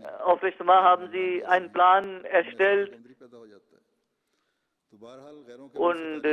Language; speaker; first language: German; non-native, fluent; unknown